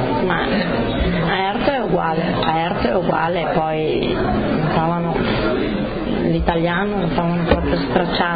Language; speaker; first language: Italian; native; Italian